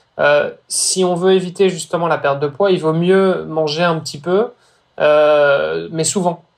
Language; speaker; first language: French; native; French